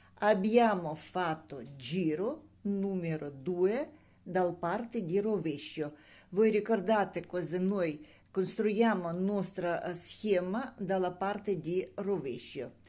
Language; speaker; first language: Italian; non-native, learner; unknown